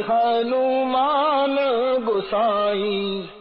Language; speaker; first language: Hindi; non-native, local second language; Gujarati